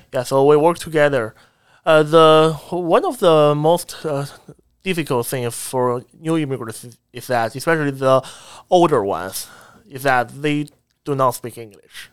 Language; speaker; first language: English; non-native, fluent; Chinese